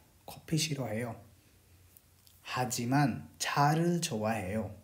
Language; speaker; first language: Korean; non-native, fluent; Hindi